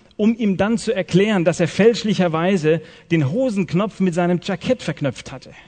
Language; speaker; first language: German; native; German